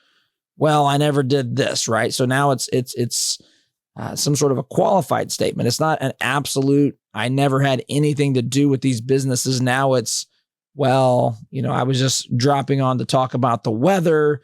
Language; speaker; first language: English; native; English